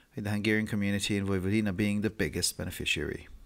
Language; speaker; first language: English; non-native, fluent; Hungarian